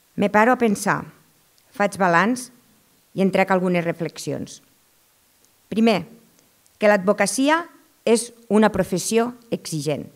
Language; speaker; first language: Catalan; native; Catalan